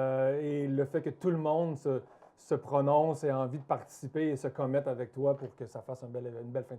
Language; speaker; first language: French; native; French